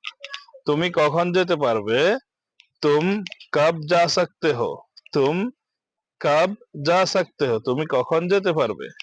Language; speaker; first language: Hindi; non-native, learner; Bangla